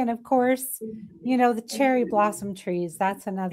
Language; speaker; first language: English; native; English